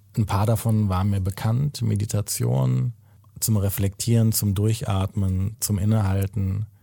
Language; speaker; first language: German; native; German